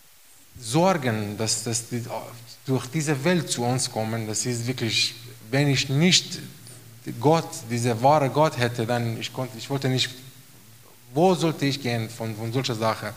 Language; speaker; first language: German; non-native, fluent; Romanian